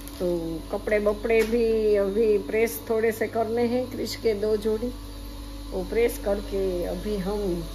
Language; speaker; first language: Hindi; non-native, local second language; Gujarati